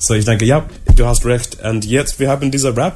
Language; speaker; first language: German; non-native, learner; English